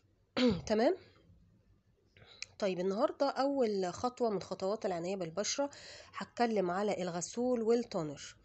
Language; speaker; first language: Arabic; native; Arabic